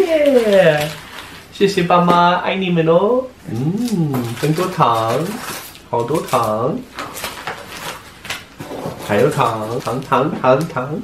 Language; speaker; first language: Chinese; non-native, fluent; English